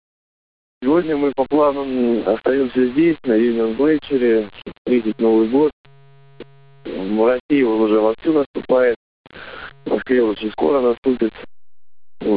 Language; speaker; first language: Russian; native; Russian